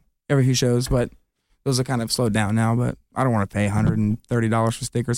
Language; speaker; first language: English; native; English